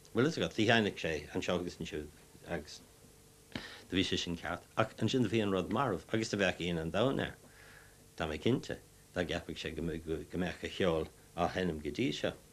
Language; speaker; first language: Irish; native; Irish